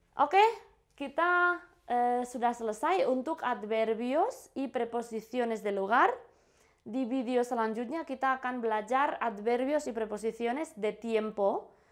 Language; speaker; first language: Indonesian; non-native, fluent; Spanish